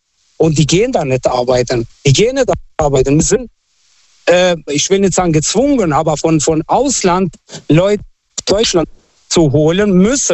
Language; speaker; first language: German; non-native, fluent; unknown